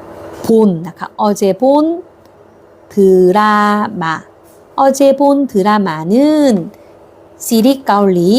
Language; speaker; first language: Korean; non-native, fluent; Thai